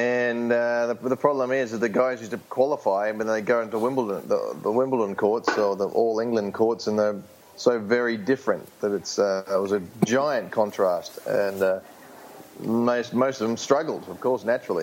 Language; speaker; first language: English; native; English